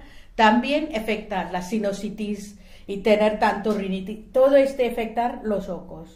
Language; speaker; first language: Spanish; non-native, learner; Hindi